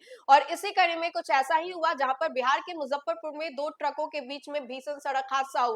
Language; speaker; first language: Hindi; native; Hindi